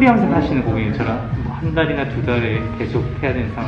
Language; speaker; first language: Korean; native; Korean